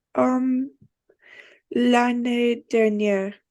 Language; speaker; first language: French; non-native, learner; English